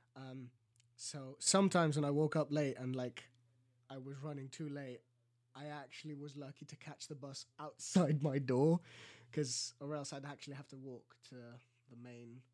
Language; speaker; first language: English; early bilingual, other home language; Greek